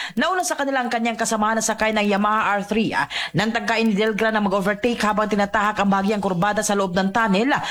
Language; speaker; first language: Filipino; non-native, local second language; Cebuano